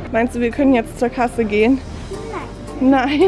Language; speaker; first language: German; native; German